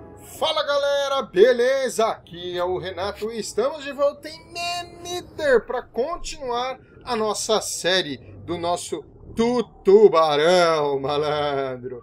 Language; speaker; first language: Portuguese; native; Portuguese